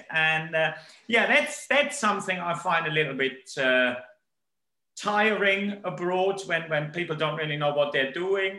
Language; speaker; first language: English; non-native, fluent; German